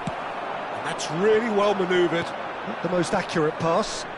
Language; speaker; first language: English; native; English